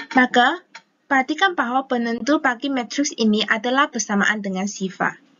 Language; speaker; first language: Malay; non-native, local second language; Chinese